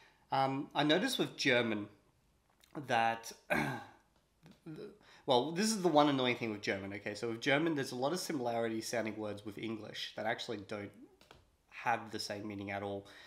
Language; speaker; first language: English; native; English